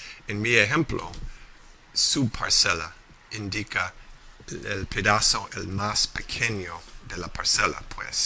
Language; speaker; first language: Spanish; non-native, fluent; English